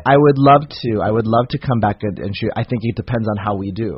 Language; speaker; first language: English; native; English